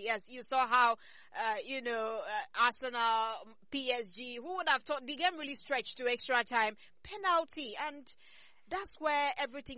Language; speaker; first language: English; non-native, local second language; Ibibio